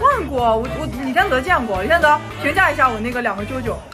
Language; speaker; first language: Chinese; native; Chinese